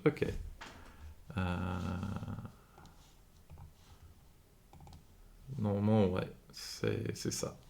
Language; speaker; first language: French; non-native, fluent; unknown